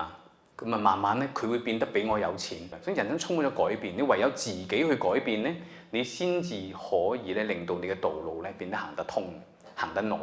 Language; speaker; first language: Cantonese; native; Cantonese